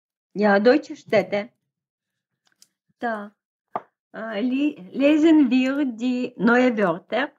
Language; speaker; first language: German; non-native, fluent; Russian